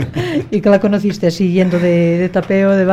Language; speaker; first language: Spanish; non-native, local second language; Catalan